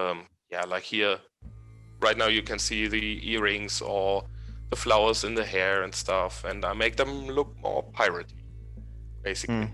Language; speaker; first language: English; non-native, fluent; German